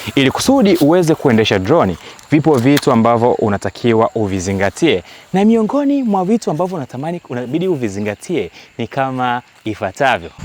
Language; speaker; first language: Swahili; native; Swahili